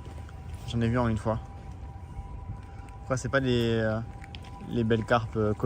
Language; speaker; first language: French; native; French